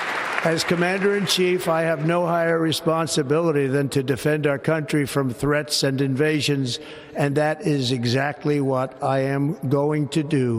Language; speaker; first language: English; native; English